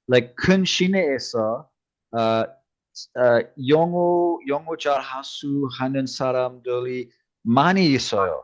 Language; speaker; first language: Korean; non-native, learner; English